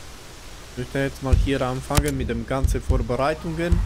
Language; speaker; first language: German; non-native, fluent; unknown